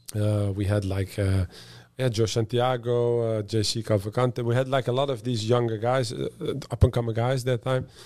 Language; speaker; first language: English; non-native, fluent; Dutch